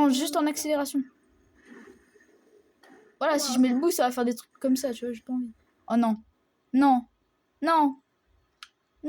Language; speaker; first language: French; native; French